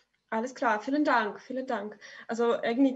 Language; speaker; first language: German; non-native, fluent; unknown